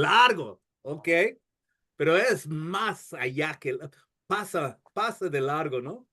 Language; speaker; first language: Spanish; non-native, fluent; English